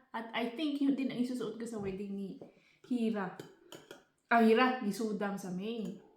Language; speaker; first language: Filipino; non-native, local second language; Cebuano